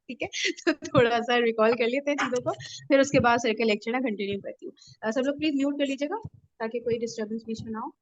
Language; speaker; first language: Urdu; native; Urdu